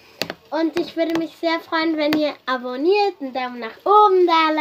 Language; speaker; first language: German; early bilingual, other home language; Arabic